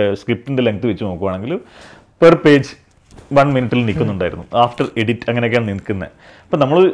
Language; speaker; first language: Malayalam; native; Malayalam